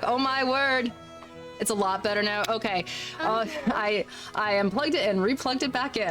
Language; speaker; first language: English; native; English